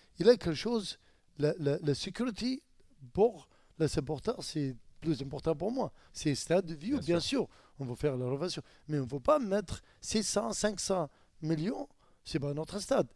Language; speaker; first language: French; non-native, learner; Arabic